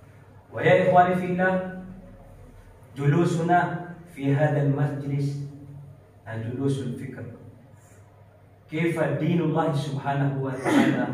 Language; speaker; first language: Arabic; non-native, fluent; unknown